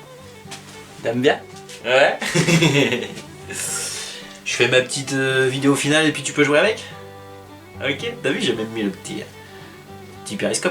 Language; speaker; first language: French; native; French